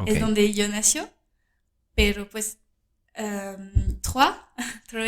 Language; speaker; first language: Spanish; non-native, fluent; French